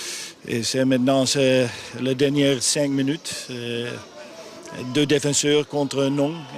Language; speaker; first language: French; non-native, learner; Dutch